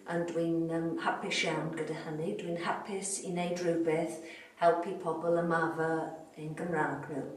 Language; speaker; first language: Welsh; non-native, fluent; English